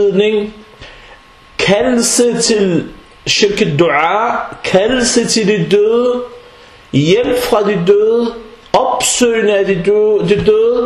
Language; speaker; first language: Danish; non-native, fluent; Arabic